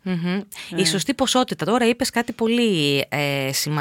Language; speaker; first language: Greek; native; Greek